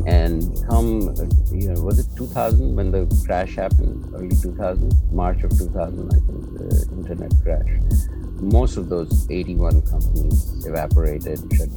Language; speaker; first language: English; non-native, local second language; Urdu